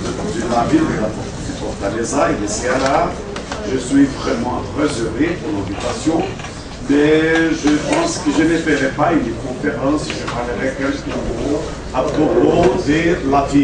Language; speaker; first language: French; non-native, fluent; Portuguese